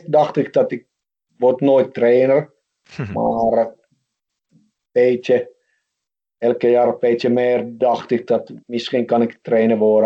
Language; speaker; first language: Dutch; non-native, fluent; Finnish